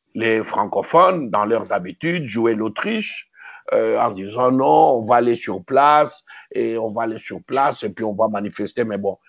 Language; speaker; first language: French; non-native, local second language; Luba-Lulua